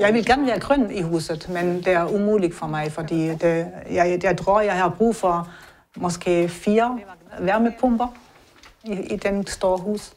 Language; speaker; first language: Danish; non-native, learner; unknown